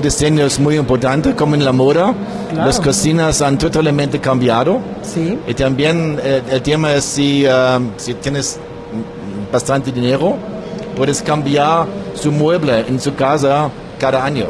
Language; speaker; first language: Spanish; non-native, learner; German